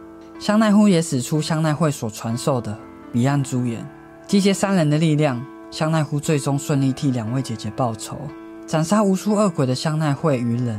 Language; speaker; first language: Chinese; native; Chinese